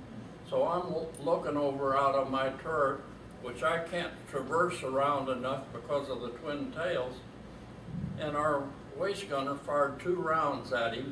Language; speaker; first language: English; native; English